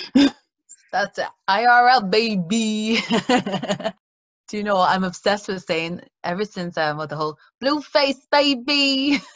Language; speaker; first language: English; early bilingual, other home language; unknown